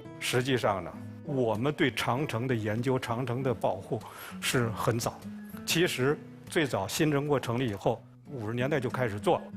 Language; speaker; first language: Chinese; native; Chinese